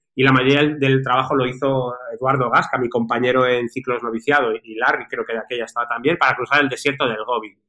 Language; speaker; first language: Spanish; native; Spanish